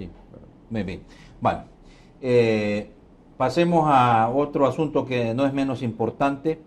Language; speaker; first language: Spanish; native; Spanish